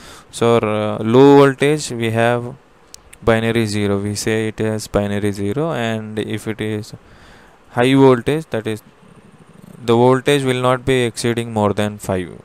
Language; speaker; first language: English; non-native, local second language; Telugu